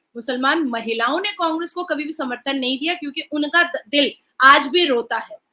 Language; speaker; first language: Hindi; native; Hindi